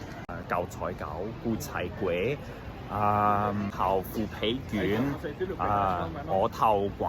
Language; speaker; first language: Chinese; non-native, learner; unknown